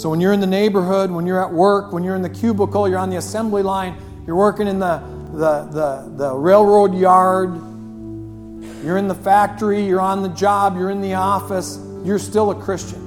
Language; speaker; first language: English; native; English